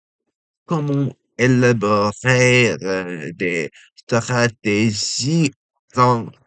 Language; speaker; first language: French; non-native, learner; Japanese